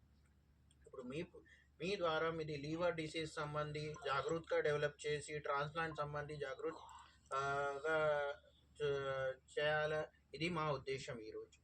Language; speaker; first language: Telugu; native; Telugu